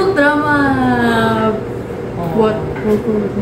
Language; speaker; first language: Korean; non-native, learner; Filipino